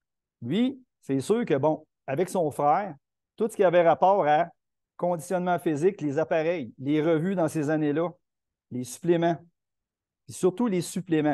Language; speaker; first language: French; native; French